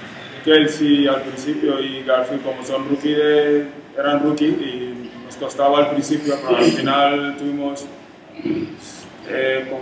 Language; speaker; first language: Spanish; non-native, fluent; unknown